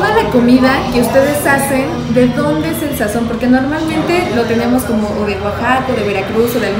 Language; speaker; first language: Spanish; native; Spanish